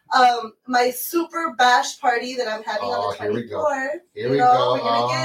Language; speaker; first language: English; early bilingual, other home language; Spanish